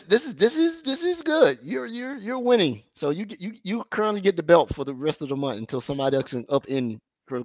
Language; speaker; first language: English; native; English